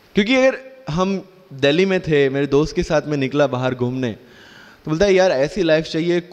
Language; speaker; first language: Hindi; non-native, local second language; Gujarati